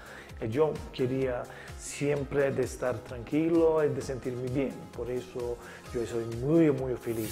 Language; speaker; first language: Spanish; non-native, learner; Italian